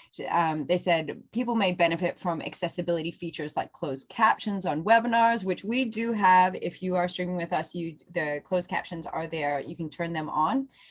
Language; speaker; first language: English; native; English